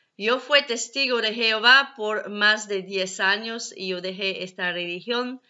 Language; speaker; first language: Spanish; non-native, learner; French